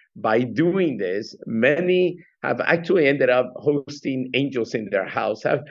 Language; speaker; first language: English; non-native, fluent; Spanish